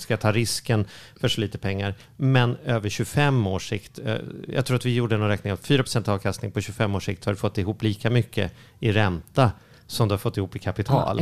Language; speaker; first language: Swedish; native; Swedish